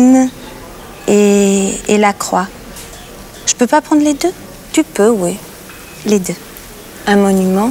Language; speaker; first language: French; native; French